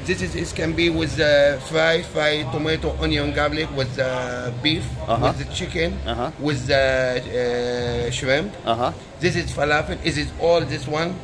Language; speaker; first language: English; non-native, learner; Arabic